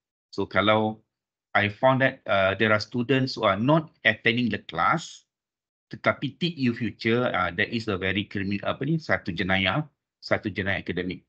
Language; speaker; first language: English; non-native, local second language; Malay